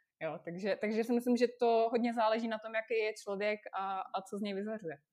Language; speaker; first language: Czech; non-native, fluent; Russian